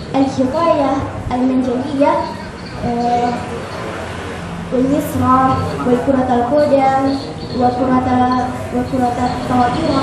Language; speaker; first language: Arabic; non-native, learner; Indonesian